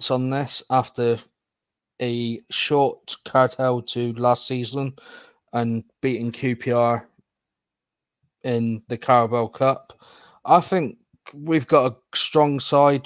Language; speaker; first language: English; native; English